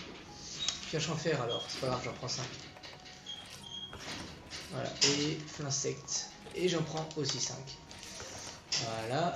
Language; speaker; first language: French; native; French